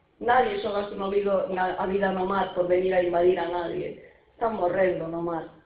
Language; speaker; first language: Galician; non-native, fluent; Arabic